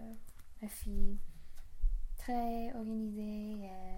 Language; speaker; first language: French; non-native, learner; English